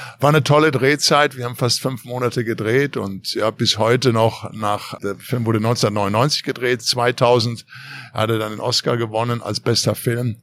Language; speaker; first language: German; native; German